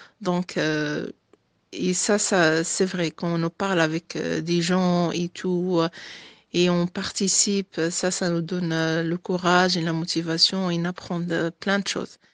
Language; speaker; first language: French; non-native, fluent; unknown